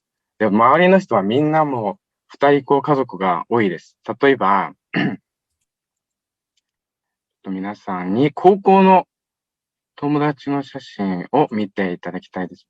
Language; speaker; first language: Japanese; non-native, fluent; Uyghur